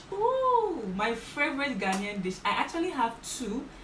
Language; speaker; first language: English; non-native, local second language; Akan